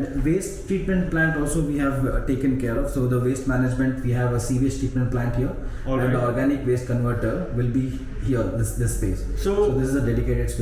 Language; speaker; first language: English; non-native, local second language; Hindi